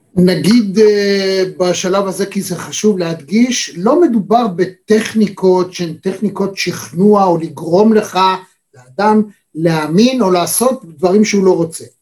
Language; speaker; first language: Hebrew; native; Hebrew